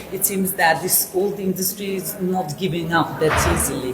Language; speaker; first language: English; non-native, fluent; Macedonian